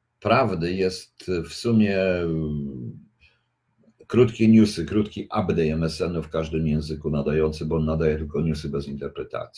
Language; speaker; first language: Polish; native; Polish